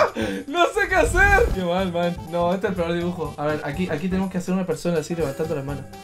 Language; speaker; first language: Spanish; native; Spanish